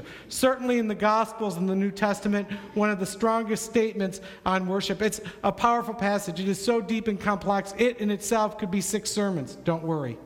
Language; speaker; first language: English; native; English